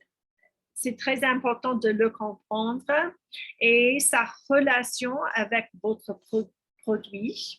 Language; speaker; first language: French; non-native, fluent; English